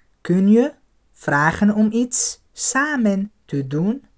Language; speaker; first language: Dutch; non-native, fluent; Arabic